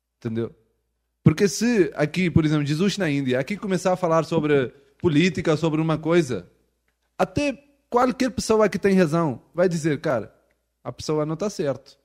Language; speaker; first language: Portuguese; non-native, fluent; Urdu